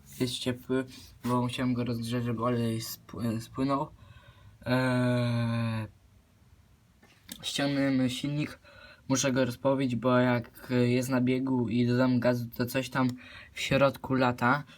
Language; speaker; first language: Polish; native; Polish